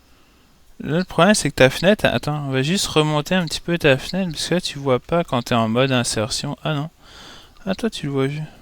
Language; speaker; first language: French; native; French